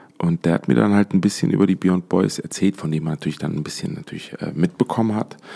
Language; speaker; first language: German; native; German